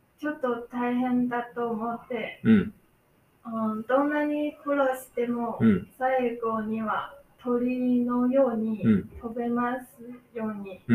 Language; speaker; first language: Japanese; non-native, learner; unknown